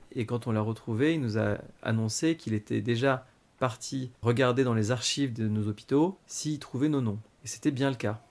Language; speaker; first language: French; native; French